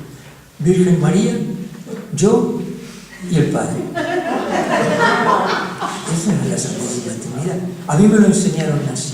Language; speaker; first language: Spanish; native; Spanish